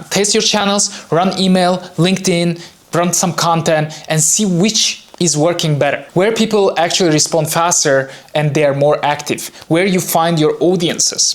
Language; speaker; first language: English; non-native, fluent; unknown